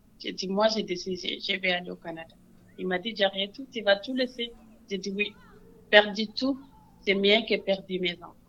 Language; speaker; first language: French; non-native, local second language; Wolof